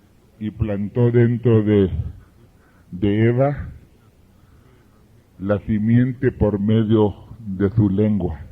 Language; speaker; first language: Spanish; early bilingual, heritage; Spanish